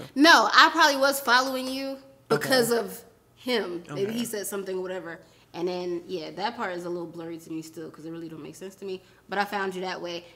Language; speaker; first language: English; native; English